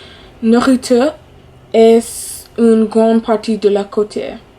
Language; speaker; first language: French; non-native, fluent; English